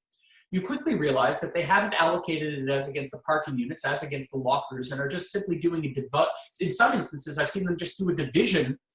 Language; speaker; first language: English; native; English